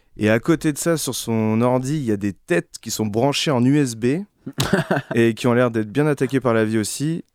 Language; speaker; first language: French; native; French